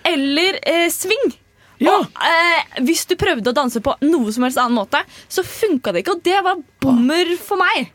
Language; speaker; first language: Norwegian; native; Norwegian